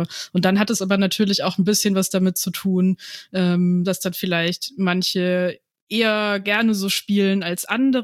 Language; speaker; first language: German; native; German